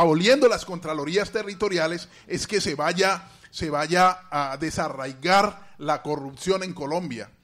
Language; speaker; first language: Spanish; native; Spanish